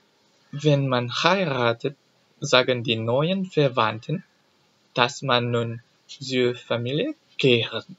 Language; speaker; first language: German; non-native, learner; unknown